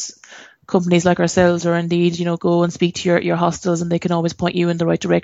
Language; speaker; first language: English; native; English